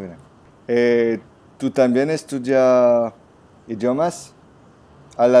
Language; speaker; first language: Spanish; non-native, learner; French